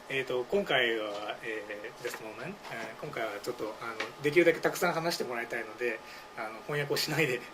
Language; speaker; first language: Japanese; native; Japanese